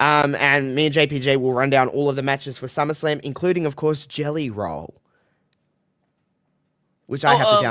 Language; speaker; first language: English; native; English